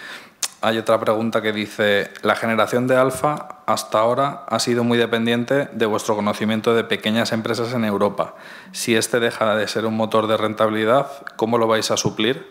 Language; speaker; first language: Spanish; native; Spanish